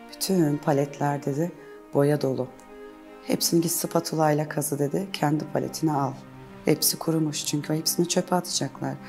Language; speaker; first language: Turkish; native; Turkish